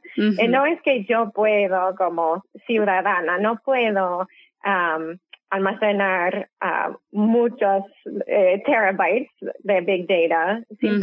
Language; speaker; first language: Spanish; non-native, fluent; English